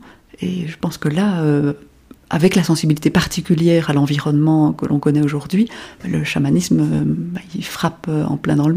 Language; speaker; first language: French; native; French